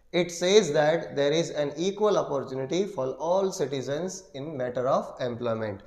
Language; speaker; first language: English; non-native, local second language; Gujarati